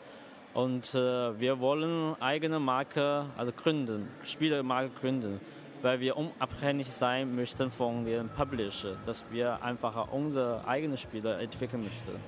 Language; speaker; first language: German; non-native, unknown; Chinese